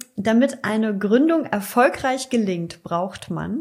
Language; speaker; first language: German; native; German